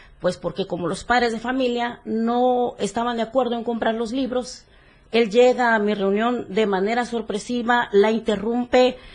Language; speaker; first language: Spanish; native; Spanish